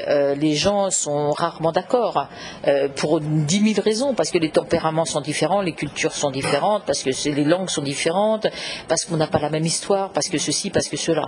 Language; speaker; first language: French; native; French